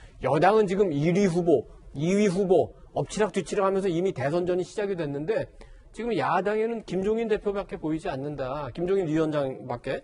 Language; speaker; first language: Korean; native; Korean